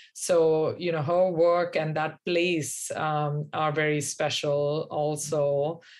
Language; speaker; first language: English; non-native, local second language; Hindi